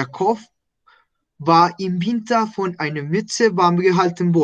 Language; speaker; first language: German; non-native, fluent; Spanish